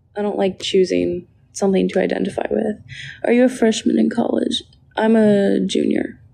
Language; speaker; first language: English; native; English